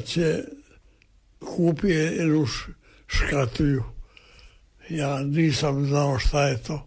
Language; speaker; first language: Serbian; native; Serbian